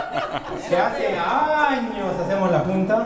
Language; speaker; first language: Spanish; early bilingual, heritage; Spanish